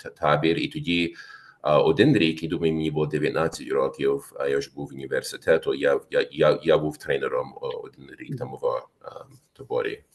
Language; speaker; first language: Ukrainian; early bilingual, heritage; Ukrainian